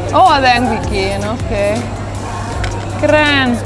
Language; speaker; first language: Indonesian; non-native, fluent; Romanian